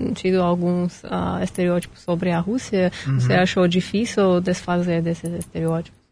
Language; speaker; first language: Portuguese; non-native, fluent; Russian